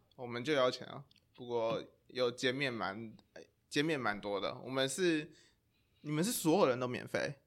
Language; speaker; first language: Chinese; native; Chinese